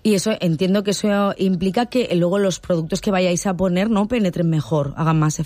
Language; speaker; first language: Spanish; native; Spanish